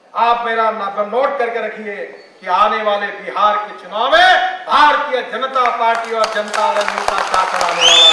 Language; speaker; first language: Hindi; non-native, local second language; Marathi